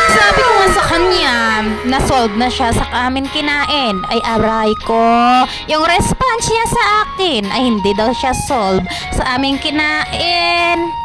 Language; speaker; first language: Filipino; non-native, local second language; Cebuano